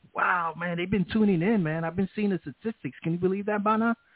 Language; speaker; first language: English; early bilingual, other home language; Spanish